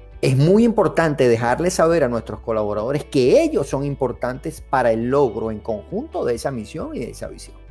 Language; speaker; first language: Spanish; native; Spanish